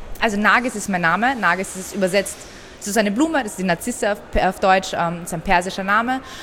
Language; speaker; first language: German; early bilingual, other home language; Persian